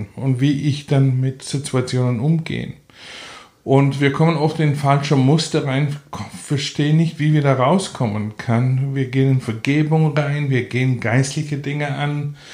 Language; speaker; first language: German; non-native, fluent; Afrikaans